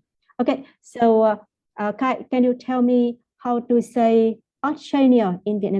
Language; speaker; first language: English; non-native, fluent; Vietnamese